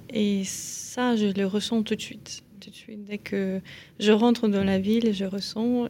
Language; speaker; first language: French; non-native, fluent; Ukrainian